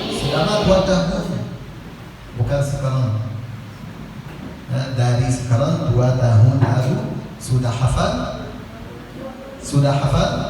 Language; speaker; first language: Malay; non-native, learner; Arabic